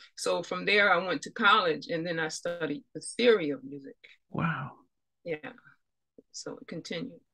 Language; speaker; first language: English; native; English